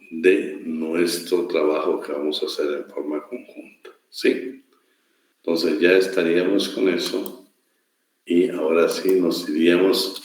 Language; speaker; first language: Spanish; native; Spanish